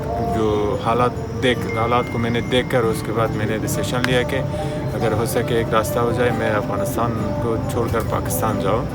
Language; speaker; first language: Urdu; non-native, learner; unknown